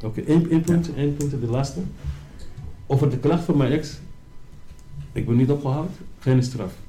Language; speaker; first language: Dutch; non-native, learner; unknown